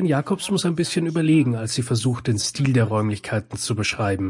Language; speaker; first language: German; native; German